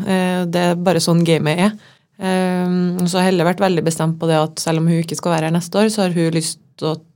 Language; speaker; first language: Norwegian; native; Norwegian